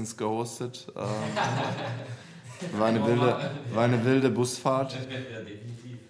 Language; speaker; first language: German; non-native, fluent; Serbian